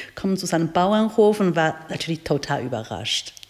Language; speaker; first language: German; non-native, fluent; Chinese